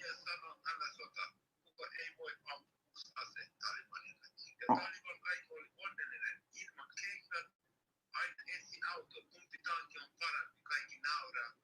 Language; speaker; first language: Finnish; non-native, learner; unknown